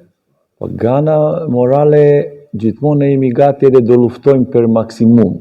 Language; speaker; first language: Albanian; non-native, learner; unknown